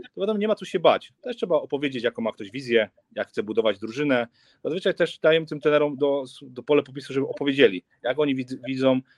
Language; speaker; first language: Polish; native; Polish